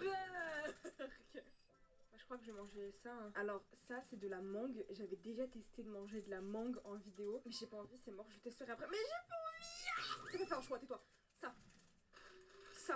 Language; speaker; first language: French; native; French